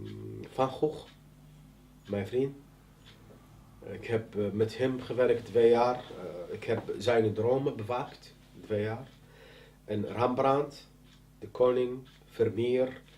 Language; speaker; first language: Dutch; non-native, learner; Arabic